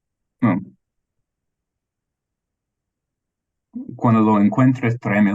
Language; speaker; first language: Spanish; non-native, fluent; English